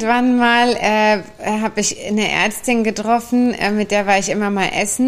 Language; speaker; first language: German; native; German